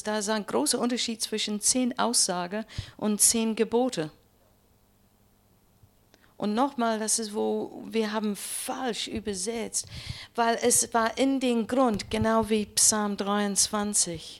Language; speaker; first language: German; non-native, learner; English